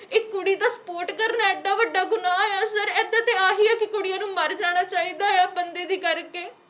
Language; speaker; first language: Punjabi; native; Punjabi